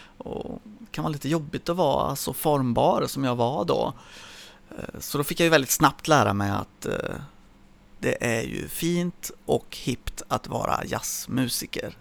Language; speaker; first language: Swedish; early bilingual, other home language; Spanish